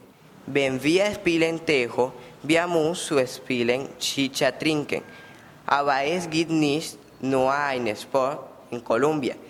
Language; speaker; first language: German; non-native, learner; Spanish